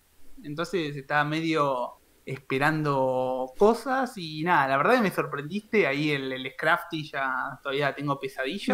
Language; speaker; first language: Spanish; native; Spanish